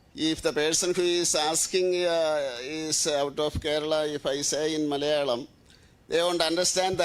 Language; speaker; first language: English; non-native, local second language; Malayalam